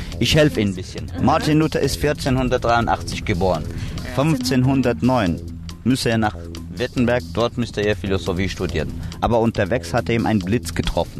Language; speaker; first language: German; non-native, learner; Kurdish